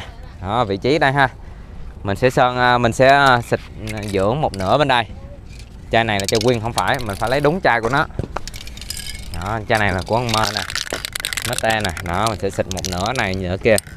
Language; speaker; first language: Vietnamese; native; Vietnamese